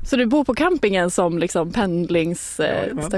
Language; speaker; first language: Swedish; native; Swedish